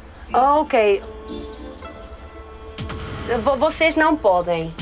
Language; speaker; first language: Portuguese; early bilingual, heritage; Dutch